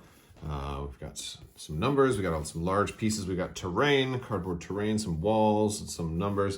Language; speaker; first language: English; native; English